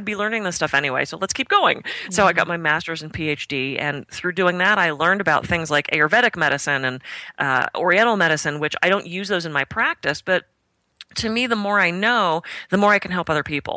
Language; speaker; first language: English; native; English